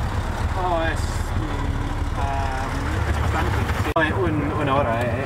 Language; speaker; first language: Spanish; non-native, learner; English